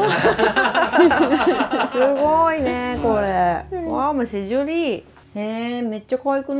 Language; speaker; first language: French; non-native, learner; Japanese